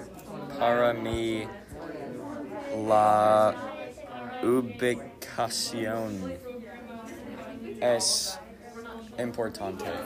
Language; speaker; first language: Spanish; non-native, learner; English